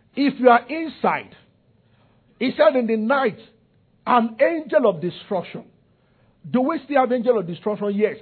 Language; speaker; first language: English; non-native, local second language; Yoruba